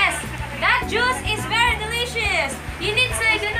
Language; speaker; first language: English; non-native, local second language; Filipino